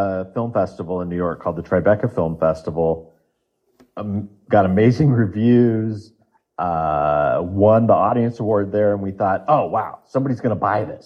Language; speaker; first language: English; native; English